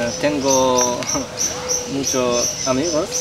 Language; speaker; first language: Spanish; non-native, learner; Uzbek